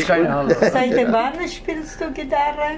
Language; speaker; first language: German; non-native, learner; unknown